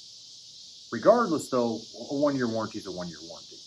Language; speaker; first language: English; native; English